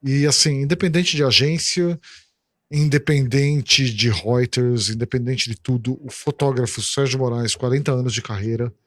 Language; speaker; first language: Portuguese; native; Portuguese